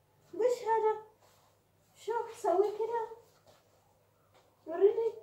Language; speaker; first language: Arabic; non-native, learner; Oromo